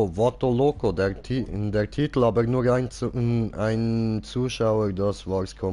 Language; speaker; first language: German; native; German